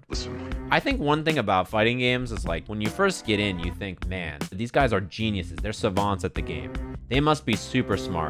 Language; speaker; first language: English; native; English